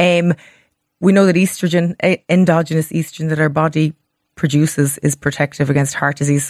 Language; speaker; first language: English; native; English